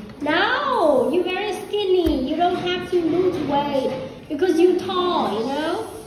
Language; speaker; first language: English; non-native, fluent; Vietnamese